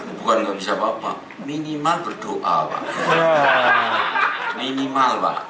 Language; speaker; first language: Indonesian; native; Indonesian